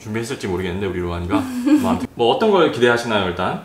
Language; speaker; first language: Korean; native; Korean